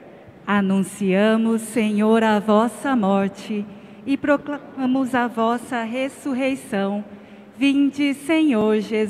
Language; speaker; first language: Portuguese; native; Portuguese